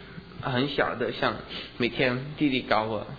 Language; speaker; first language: Chinese; early bilingual, heritage; English